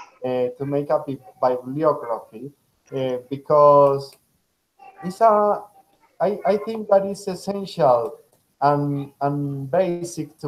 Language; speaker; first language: English; non-native, fluent; Spanish